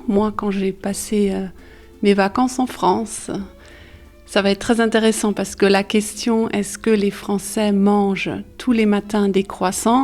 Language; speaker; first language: French; early bilingual, heritage; French